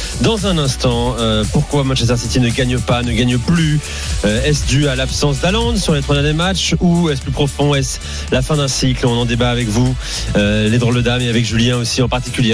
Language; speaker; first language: French; native; French